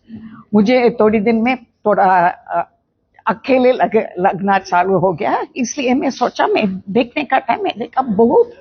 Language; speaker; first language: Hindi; non-native, local second language; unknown